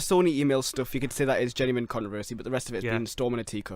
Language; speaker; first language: English; native; English